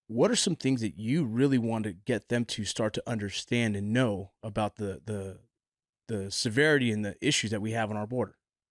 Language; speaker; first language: English; native; English